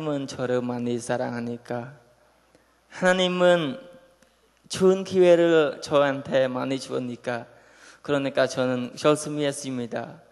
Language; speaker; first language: Korean; non-native, learner; Khmer